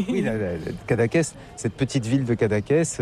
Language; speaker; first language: French; native; French